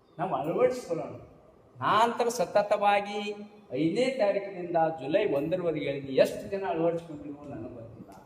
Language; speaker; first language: Kannada; native; Kannada